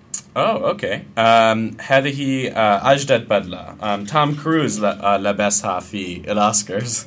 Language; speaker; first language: Arabic; non-native, learner; English